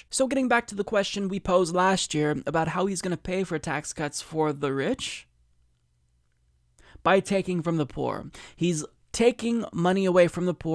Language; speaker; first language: English; native; English